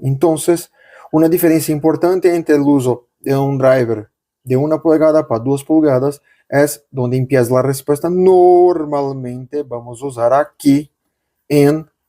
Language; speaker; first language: Spanish; non-native, local second language; Portuguese